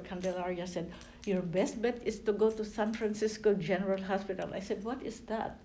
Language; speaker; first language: English; non-native, local second language; Filipino